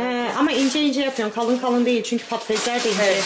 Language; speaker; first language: Turkish; native; Turkish